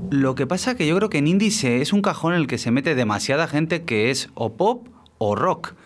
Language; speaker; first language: Spanish; native; Spanish